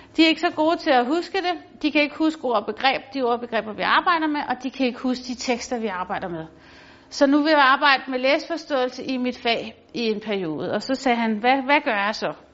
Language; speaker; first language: Danish; native; Danish